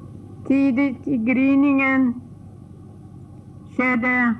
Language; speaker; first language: Swedish; non-native, fluent; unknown